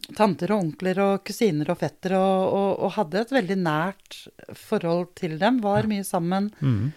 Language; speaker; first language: Norwegian; early bilingual, other home language; Danish